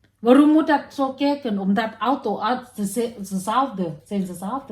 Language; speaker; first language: Dutch; non-native, learner; Thai